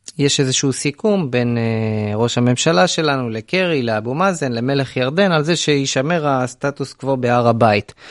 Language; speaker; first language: Hebrew; native; Hebrew